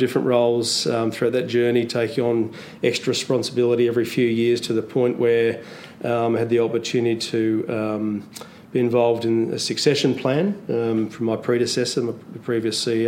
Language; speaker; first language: English; native; English